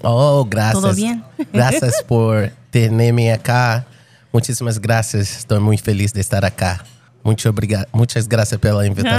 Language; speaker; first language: Spanish; non-native, fluent; Portuguese